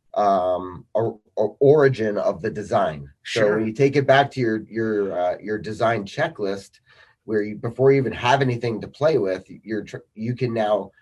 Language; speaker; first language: English; native; English